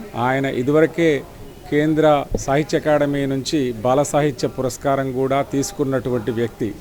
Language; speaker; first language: Telugu; native; Telugu